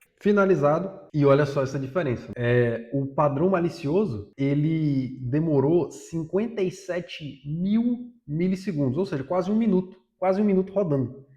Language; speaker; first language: Portuguese; native; Portuguese